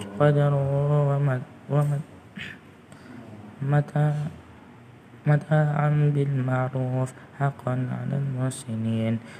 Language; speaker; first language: Arabic; non-native, learner; Indonesian